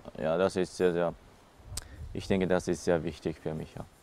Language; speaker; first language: German; non-native, learner; Japanese